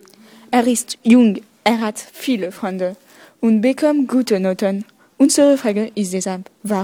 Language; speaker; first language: German; non-native, learner; French